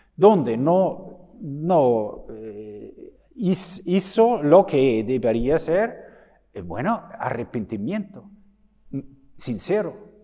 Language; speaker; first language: Spanish; non-native, fluent; German